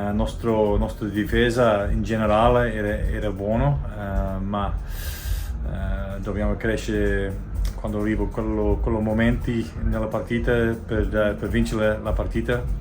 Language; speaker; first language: Italian; non-native, learner; English